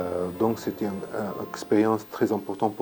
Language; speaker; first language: French; non-native, learner; Arabic